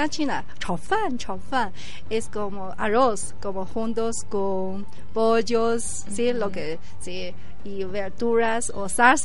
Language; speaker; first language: Spanish; non-native, learner; Chinese